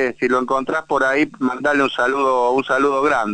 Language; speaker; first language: Spanish; native; Spanish